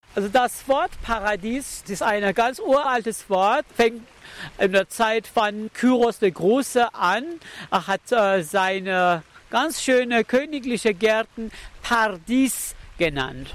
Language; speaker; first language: German; non-native, learner; Persian